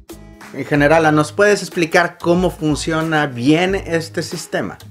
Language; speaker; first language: Spanish; native; Spanish